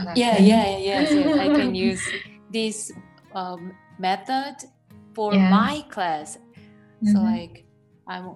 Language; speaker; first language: English; non-native, fluent; Korean